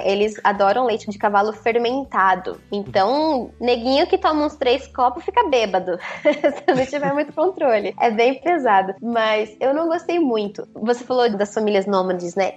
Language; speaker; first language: Portuguese; native; Portuguese